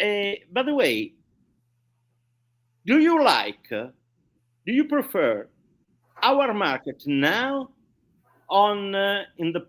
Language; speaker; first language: English; non-native, learner; Italian